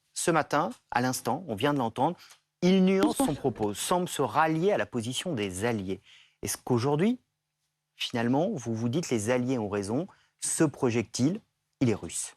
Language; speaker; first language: French; native; French